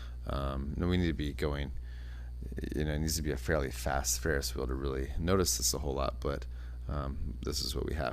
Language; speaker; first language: English; native; English